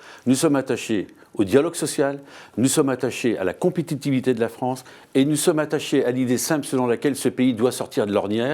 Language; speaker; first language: French; native; French